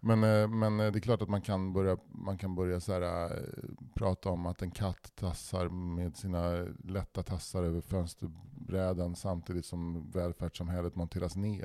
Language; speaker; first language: Swedish; native; Swedish